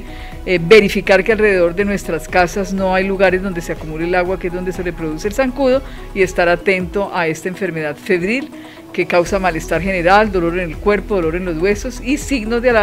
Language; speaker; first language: Spanish; native; Spanish